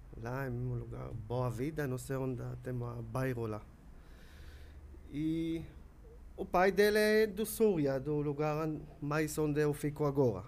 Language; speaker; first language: Portuguese; non-native, learner; Hebrew